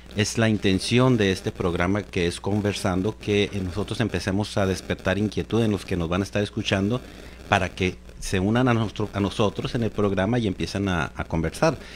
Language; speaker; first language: Spanish; native; Spanish